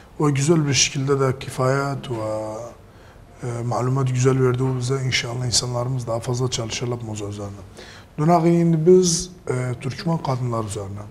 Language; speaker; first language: Turkish; native; Turkish